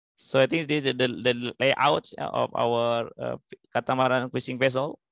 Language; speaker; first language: English; non-native, learner; Indonesian